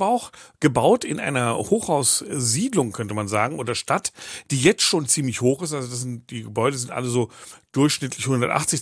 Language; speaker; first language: German; native; German